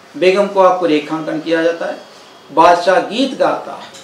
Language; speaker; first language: Hindi; non-native, local second language; Telugu